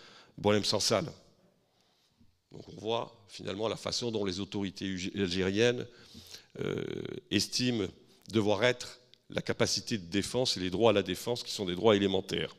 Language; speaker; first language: French; native; French